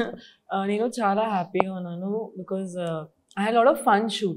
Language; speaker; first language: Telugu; non-native, learner; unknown